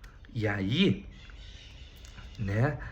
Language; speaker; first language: Portuguese; native; Portuguese